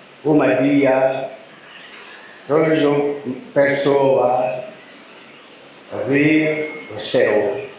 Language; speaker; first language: Portuguese; non-native, learner; Lingala